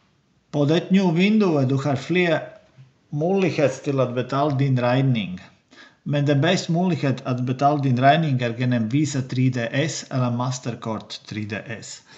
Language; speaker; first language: Danish; non-native, learner; Latvian